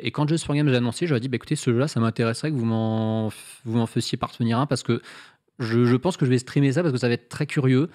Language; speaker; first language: French; native; French